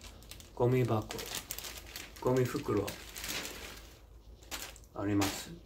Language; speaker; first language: Japanese; non-native, learner; English